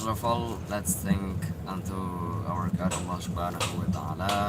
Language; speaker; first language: English; non-native, learner; Indonesian